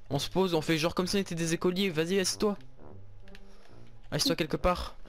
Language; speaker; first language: French; native; French